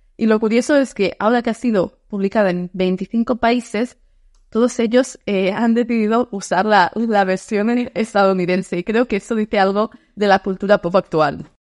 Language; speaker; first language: Spanish; non-native, fluent; Dutch